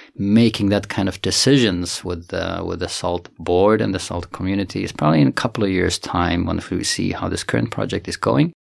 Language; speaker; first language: English; non-native, fluent; Finnish